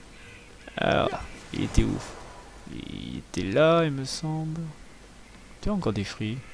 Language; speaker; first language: French; native; French